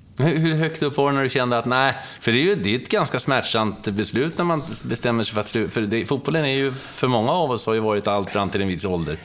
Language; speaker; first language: Swedish; native; Swedish